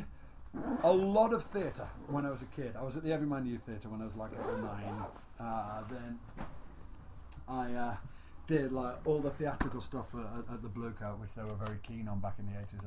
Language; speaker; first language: English; native; English